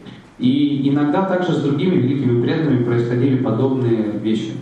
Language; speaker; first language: Russian; native; Russian